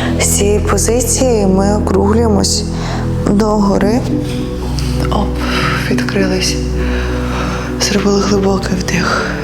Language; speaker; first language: Ukrainian; native; Ukrainian